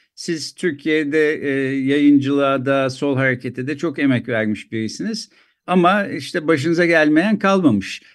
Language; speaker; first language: Turkish; native; Turkish